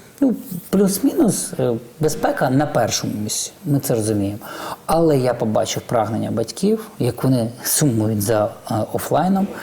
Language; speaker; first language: Ukrainian; non-native, local second language; Russian